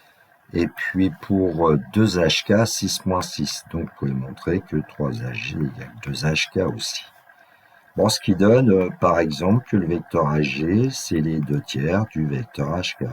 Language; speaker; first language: French; native; French